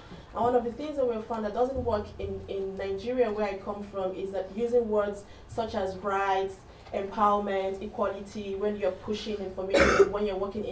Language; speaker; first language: English; non-native, local second language; Hausa